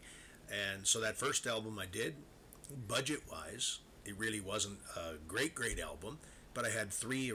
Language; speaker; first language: English; native; English